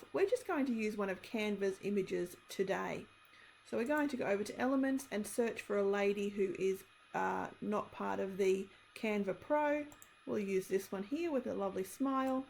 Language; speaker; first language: English; native; English